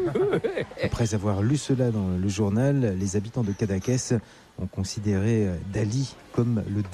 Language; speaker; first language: French; native; French